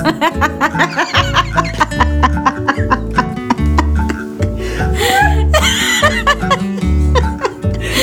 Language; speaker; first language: English; native; English